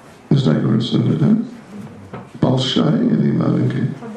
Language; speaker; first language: Russian; non-native, learner; English